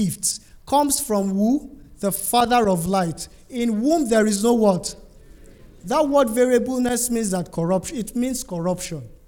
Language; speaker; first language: English; non-native, local second language; Yoruba